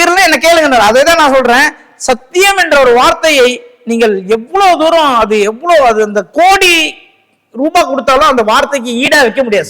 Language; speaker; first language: Tamil; native; Tamil